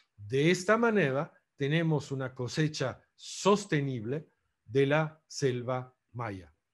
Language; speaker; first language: Spanish; non-native, fluent; Italian